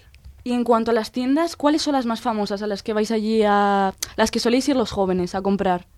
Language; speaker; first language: Spanish; native; Spanish